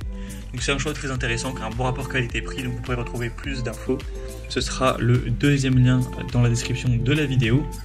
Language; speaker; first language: French; native; French